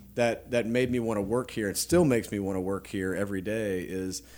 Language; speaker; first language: English; native; English